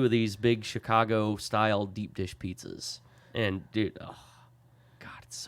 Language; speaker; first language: English; native; English